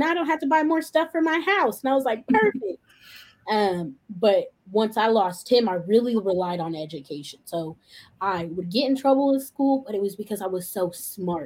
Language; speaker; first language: English; native; English